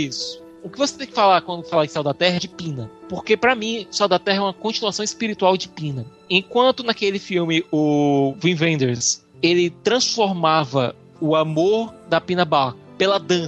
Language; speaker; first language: Portuguese; native; Portuguese